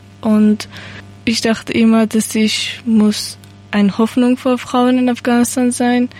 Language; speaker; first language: German; non-native, learner; Persian